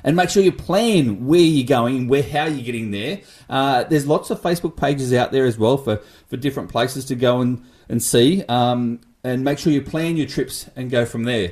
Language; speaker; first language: English; native; English